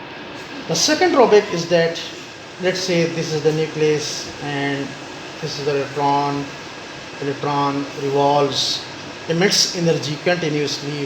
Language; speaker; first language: English; non-native, local second language; Pashto